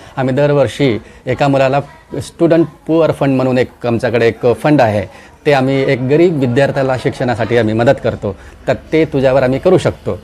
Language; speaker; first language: Marathi; non-native, local second language; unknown